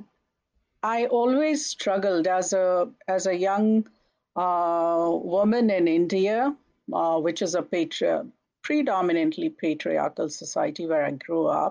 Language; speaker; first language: English; non-native, local second language; Hindi